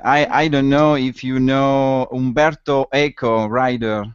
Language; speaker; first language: English; non-native, learner; Italian